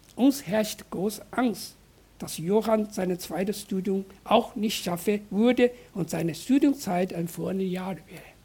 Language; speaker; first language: German; non-native, fluent; Chinese